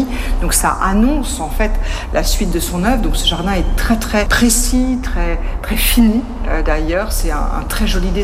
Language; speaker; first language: French; native; French